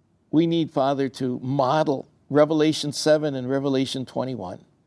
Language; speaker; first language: English; early bilingual, other home language; Spanish